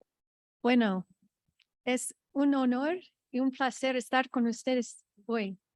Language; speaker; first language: Spanish; non-native, fluent; English